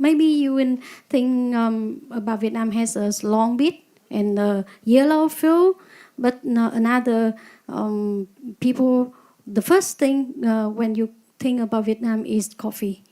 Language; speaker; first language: English; non-native, learner; Vietnamese